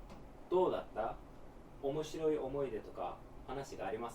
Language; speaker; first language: Japanese; non-native, learner; Turkish